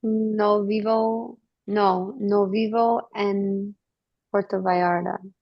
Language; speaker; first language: Spanish; non-native, learner; English